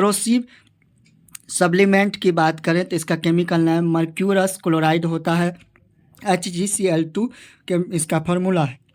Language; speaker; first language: Hindi; native; Hindi